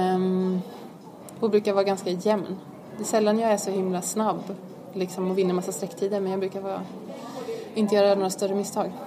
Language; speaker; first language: Swedish; native; Swedish